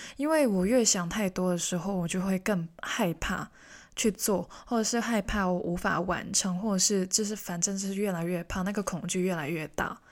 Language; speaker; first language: Chinese; non-native, local second language; Cantonese